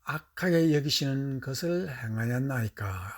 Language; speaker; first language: Korean; native; Korean